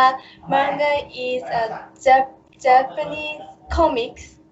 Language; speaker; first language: English; non-native, learner; Japanese